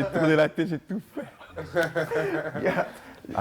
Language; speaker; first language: French; native; French